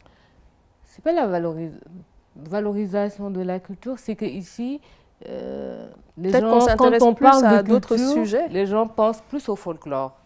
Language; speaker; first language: French; non-native, local second language; Wolof